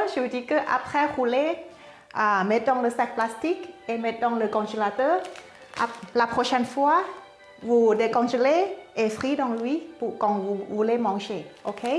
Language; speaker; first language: French; non-native, learner; Thai